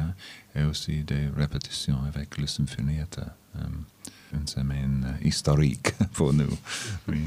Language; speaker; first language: French; non-native, learner; English